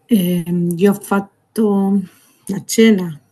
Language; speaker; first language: Italian; non-native, learner; Spanish